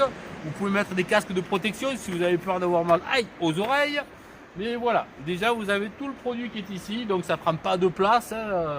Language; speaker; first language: French; native; French